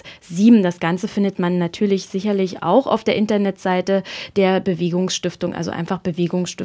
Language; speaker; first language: German; native; German